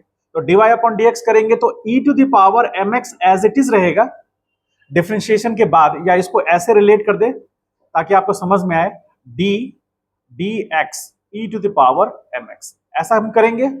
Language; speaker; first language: Hindi; native; Hindi